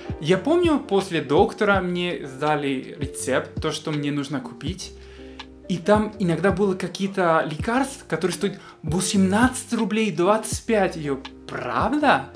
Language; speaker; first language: Russian; non-native, fluent; Spanish